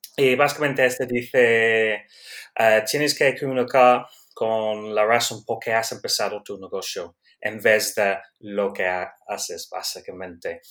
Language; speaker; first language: Spanish; non-native, learner; English